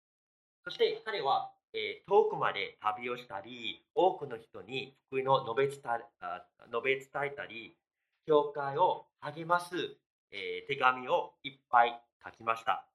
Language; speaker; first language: Japanese; non-native, fluent; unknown